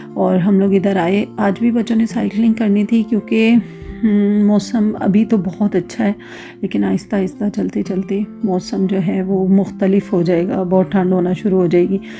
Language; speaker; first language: Urdu; native; Urdu